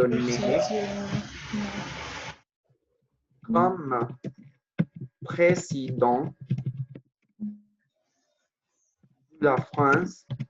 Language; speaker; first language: French; non-native, fluent; Spanish